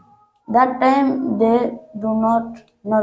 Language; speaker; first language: English; non-native, learner; Hindi